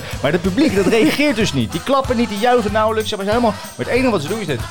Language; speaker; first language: Dutch; native; Dutch